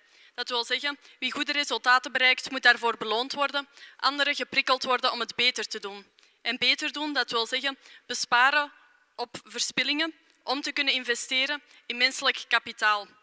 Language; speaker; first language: Dutch; native; Dutch